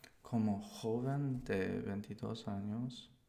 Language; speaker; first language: Spanish; non-native, learner; English